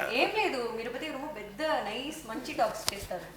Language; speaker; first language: Telugu; non-native, learner; Tamil